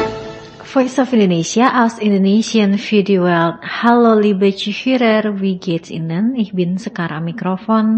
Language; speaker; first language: German; non-native, fluent; Indonesian